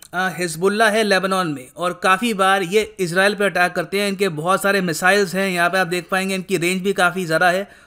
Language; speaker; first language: Hindi; native; Hindi